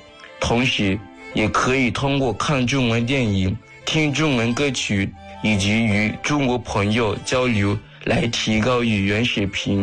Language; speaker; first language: Chinese; non-native, fluent; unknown